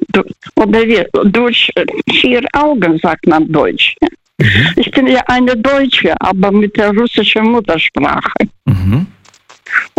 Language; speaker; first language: German; early bilingual, other home language; Russian